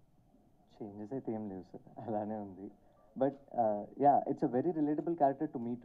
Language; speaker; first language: Telugu; native; Telugu